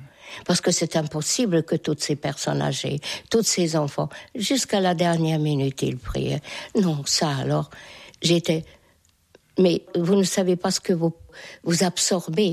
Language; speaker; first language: French; non-native, fluent; Hungarian